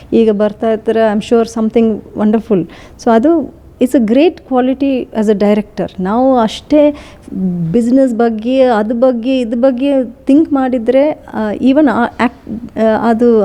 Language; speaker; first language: Kannada; non-native, fluent; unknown